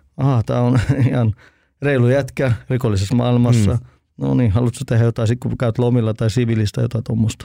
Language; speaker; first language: Finnish; early bilingual, heritage; Finnish